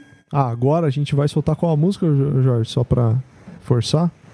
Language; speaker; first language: Portuguese; native; Portuguese